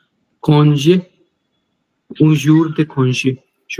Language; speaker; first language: French; non-native, learner; Hindi